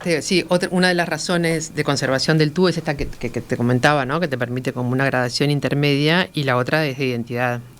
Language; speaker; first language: Spanish; native; Spanish